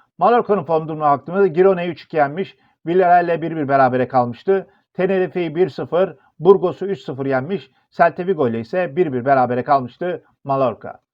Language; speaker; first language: Turkish; native; Turkish